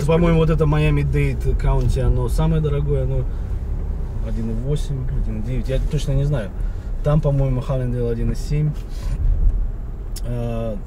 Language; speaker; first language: Russian; native; Russian